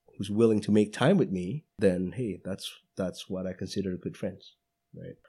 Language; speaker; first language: English; non-native, fluent; Indonesian